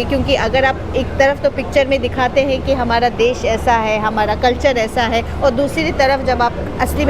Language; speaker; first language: Hindi; native; Hindi